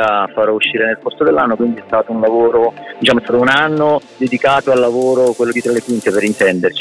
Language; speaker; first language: Italian; native; Italian